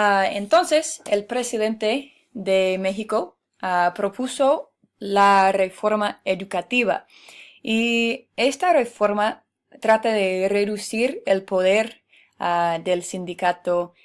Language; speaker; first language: Spanish; non-native, fluent; English